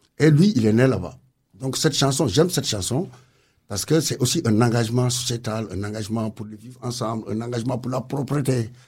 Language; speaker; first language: French; non-native, local second language; Wolof